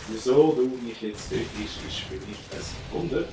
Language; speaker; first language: German; native; German